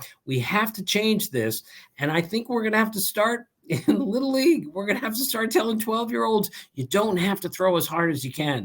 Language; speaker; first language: English; native; English